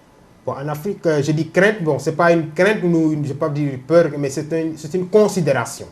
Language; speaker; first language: French; non-native, local second language; Wolof